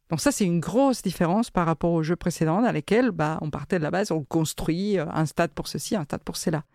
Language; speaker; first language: French; non-native, fluent; Spanish